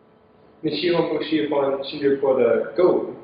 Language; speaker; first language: Chinese; non-native, learner; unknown